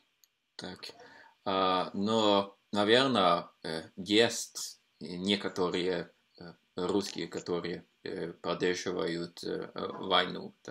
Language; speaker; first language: Russian; non-native, fluent; Norwegian